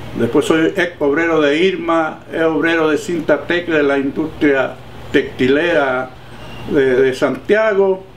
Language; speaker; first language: Spanish; native; Spanish